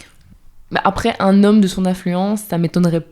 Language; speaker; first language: French; native; French